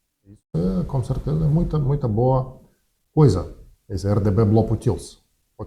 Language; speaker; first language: Portuguese; non-native, learner; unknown